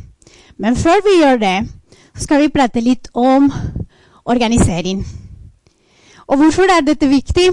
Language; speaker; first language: Norwegian; non-native, fluent; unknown